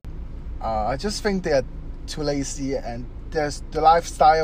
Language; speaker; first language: English; non-native, local second language; Cantonese